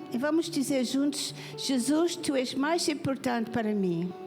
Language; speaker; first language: Portuguese; non-native, fluent; English